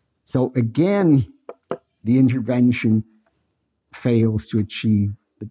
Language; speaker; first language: English; native; English